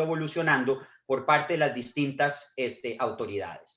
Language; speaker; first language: Spanish; native; Spanish